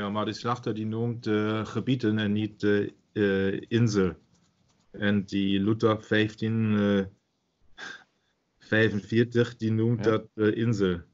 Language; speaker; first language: Dutch; non-native, fluent; German